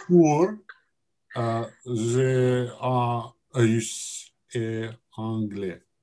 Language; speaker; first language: French; non-native, learner; Russian